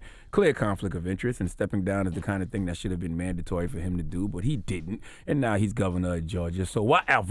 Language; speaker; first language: English; native; English